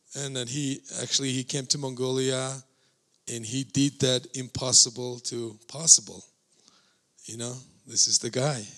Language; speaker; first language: English; non-native, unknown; Mongolian